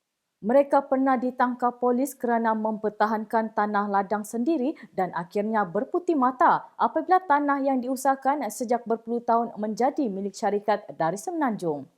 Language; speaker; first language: Malay; native; Malay